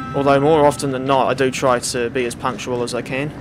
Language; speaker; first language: English; native; English